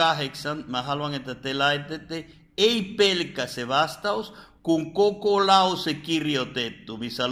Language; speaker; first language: Finnish; non-native, fluent; Spanish